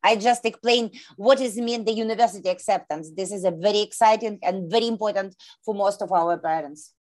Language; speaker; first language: English; non-native, learner; Ukrainian